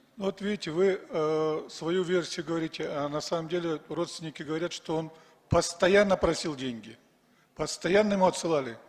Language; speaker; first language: Russian; non-native, local second language; Kyrgyz